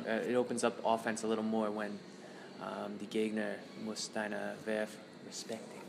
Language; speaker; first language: German; non-native, learner; English